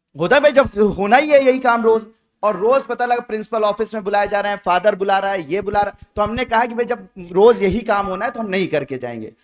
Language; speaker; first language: Hindi; native; Hindi